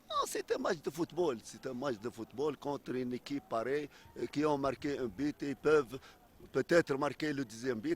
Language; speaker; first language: French; non-native, fluent; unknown